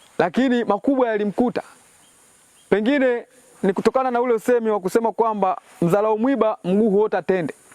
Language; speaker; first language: Swahili; non-native, local second language; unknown